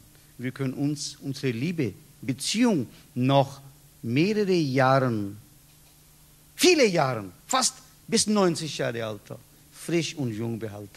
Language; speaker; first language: German; non-native, learner; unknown